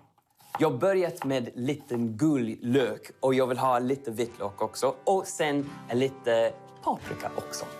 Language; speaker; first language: Swedish; non-native, learner; English